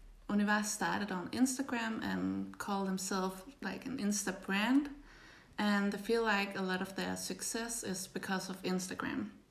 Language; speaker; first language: English; non-native, fluent; Danish